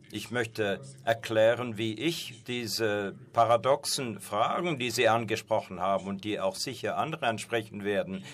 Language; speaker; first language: German; non-native, fluent; Persian